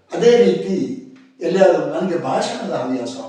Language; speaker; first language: Kannada; non-native, local second language; Tulu